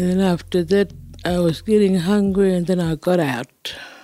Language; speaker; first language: English; non-native, local second language; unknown